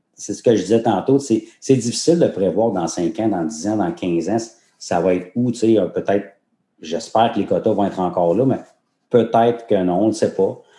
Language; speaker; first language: French; native; French